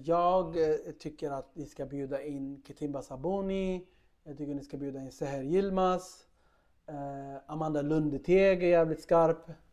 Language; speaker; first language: Swedish; early bilingual, other home language; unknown